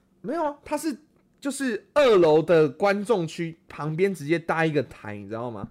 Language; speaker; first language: Chinese; native; Chinese